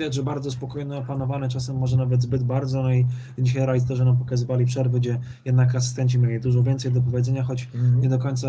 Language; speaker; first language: Polish; native; Polish